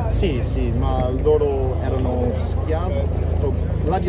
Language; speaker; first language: Italian; non-native, learner; English